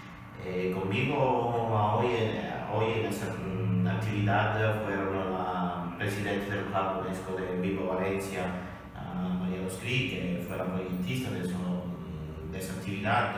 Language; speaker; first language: Spanish; non-native, learner; Italian